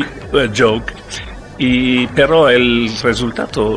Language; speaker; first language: Spanish; non-native, learner; Italian